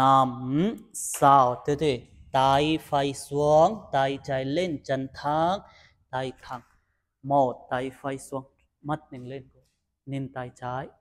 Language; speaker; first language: Vietnamese; non-native, learner; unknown